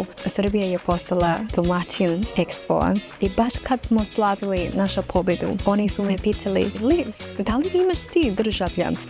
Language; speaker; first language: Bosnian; non-native, fluent; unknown